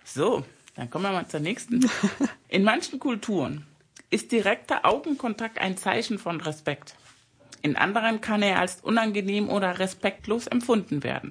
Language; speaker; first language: German; early bilingual, other home language; Spanish